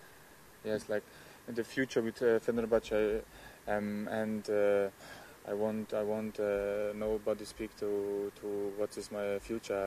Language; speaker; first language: English; non-native, learner; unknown